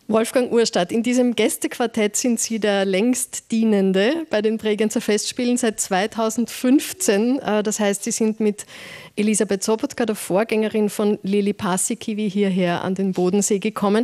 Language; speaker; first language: German; native; German